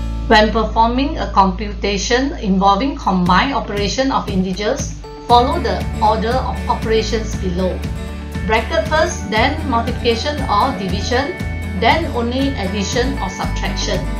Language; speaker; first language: English; non-native, local second language; Chinese